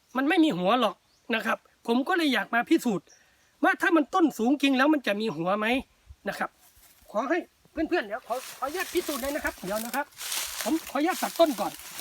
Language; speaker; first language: Thai; native; Thai